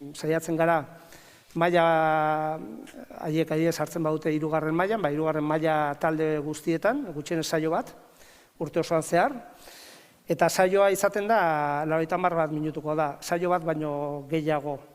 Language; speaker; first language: Basque; native; Basque